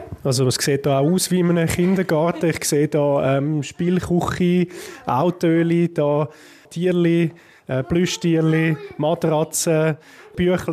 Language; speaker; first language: German; native; German